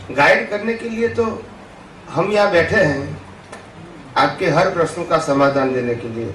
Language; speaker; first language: Hindi; non-native, local second language; Gujarati